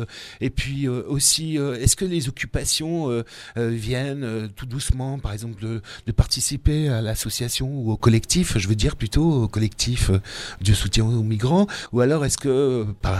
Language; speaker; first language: French; native; French